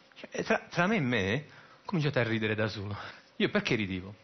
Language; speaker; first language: Italian; native; Italian